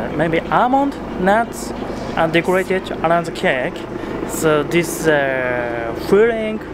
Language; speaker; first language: English; non-native, learner; Japanese